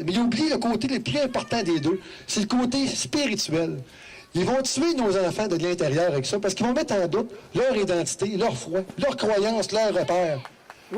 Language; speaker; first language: French; native; French